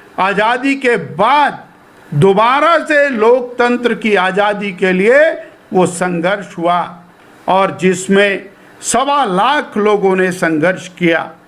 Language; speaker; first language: Hindi; native; Hindi